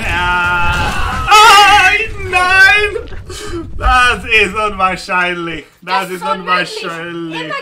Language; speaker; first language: German; non-native, learner; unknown